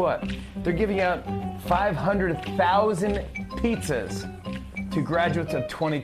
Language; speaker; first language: English; native; English